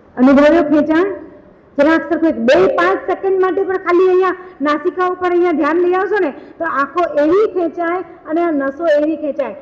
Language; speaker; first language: Gujarati; non-native, local second language; Kachhi